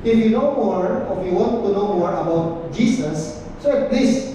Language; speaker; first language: English; non-native, local second language; Filipino